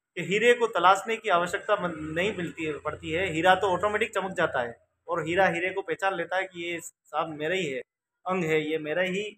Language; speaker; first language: Hindi; native; Hindi